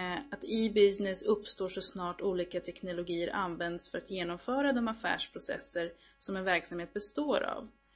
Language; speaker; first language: Swedish; native; Swedish